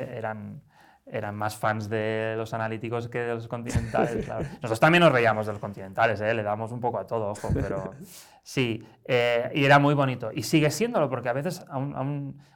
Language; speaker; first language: Spanish; native; Spanish